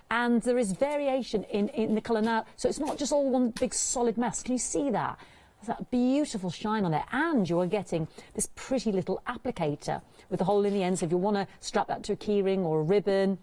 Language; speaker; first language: English; native; English